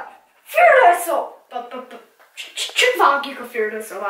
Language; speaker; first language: Hungarian; early bilingual, heritage; English